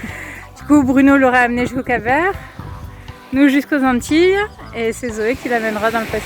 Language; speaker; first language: French; native; French